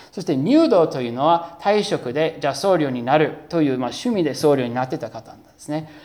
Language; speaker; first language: Japanese; non-native, fluent; English